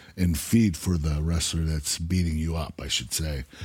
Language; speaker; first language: English; native; English